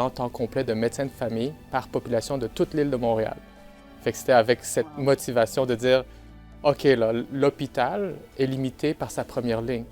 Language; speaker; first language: French; native; French